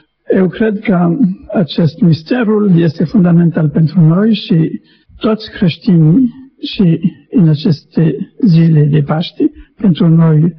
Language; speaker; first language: Romanian; non-native, learner; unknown